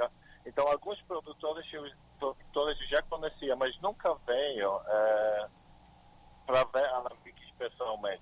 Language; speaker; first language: Portuguese; non-native, learner; Polish